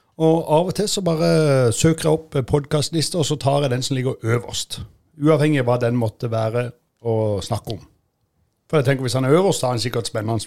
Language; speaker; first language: Norwegian; native; Norwegian